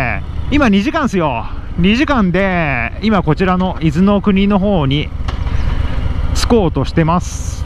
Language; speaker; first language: Japanese; native; Japanese